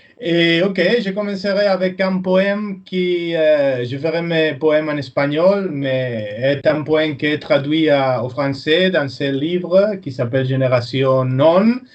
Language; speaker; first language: French; non-native, learner; Spanish